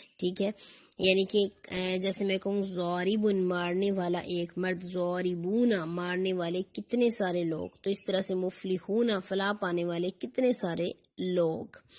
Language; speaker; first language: Urdu; native; Urdu